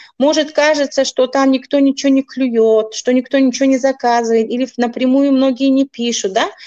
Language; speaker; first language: Russian; non-native, local second language; Tajik